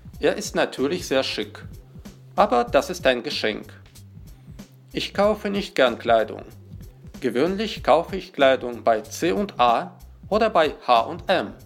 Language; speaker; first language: German; non-native, fluent; Russian